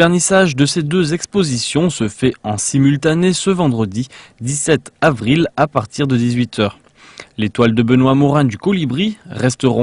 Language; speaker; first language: French; native; French